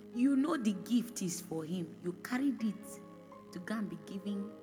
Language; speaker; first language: English; non-native, local second language; Bini